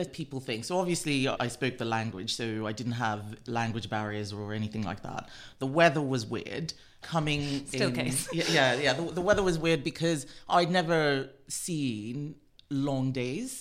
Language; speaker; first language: English; non-native, local second language; Yoruba